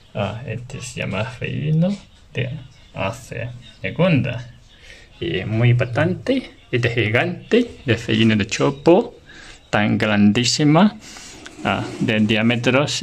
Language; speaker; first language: Spanish; non-native, learner; Chinese